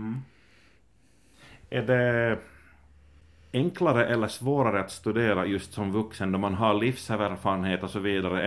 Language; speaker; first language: Swedish; native; Swedish